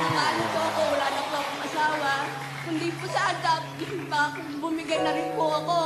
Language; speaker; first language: Filipino; native; Filipino